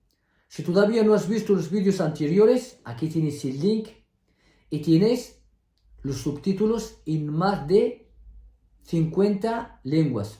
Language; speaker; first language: Spanish; non-native, fluent; Arabic